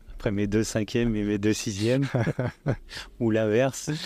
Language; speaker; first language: French; native; French